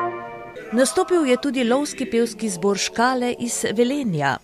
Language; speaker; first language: Slovenian; native; Slovenian